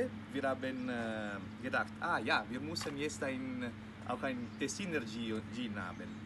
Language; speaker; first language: German; non-native, local second language; Italian